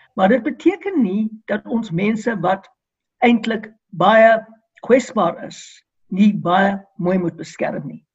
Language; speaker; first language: Afrikaans; non-native, local second language; English